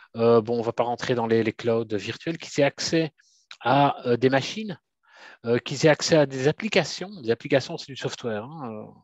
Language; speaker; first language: French; native; French